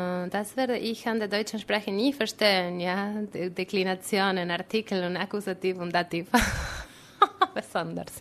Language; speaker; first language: German; non-native, fluent; Spanish